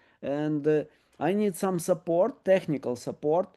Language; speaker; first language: English; non-native, learner; Ukrainian